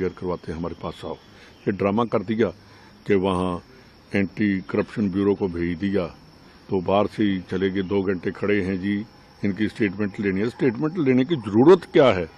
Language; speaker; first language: Hindi; non-native, local second language; Punjabi